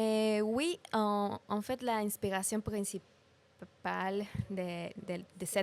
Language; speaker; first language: French; non-native, learner; Spanish